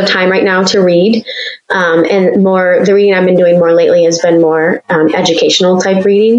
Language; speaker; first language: English; native; English